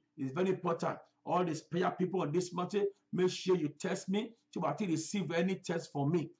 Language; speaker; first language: English; non-native, local second language; Yoruba